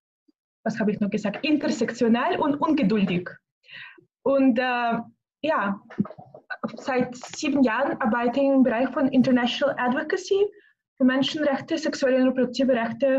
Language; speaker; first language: German; non-native, fluent; Russian